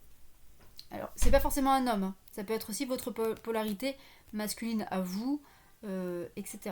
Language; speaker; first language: French; native; French